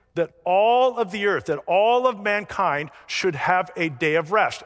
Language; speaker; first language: English; native; English